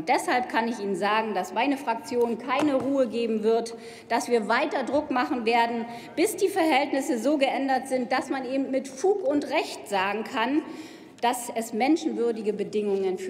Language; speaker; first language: German; native; German